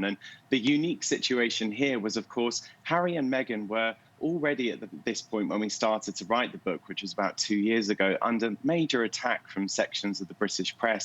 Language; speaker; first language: English; native; English